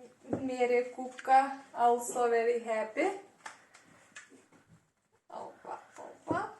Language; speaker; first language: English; non-native, learner; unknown